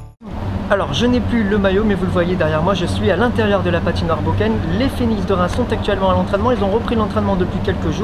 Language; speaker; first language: French; native; French